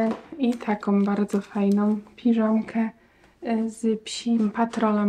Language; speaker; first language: Polish; native; Polish